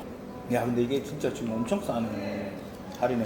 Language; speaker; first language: Korean; native; Korean